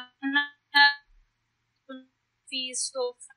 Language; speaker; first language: Arabic; non-native, learner; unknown